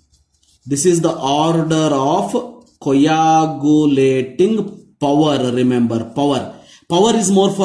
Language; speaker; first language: English; non-native, local second language; Kannada